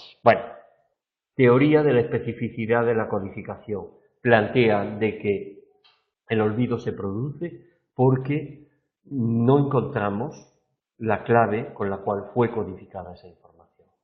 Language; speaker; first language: Spanish; native; Spanish